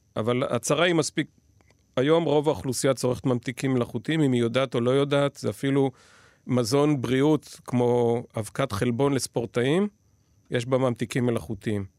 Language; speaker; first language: Hebrew; native; Hebrew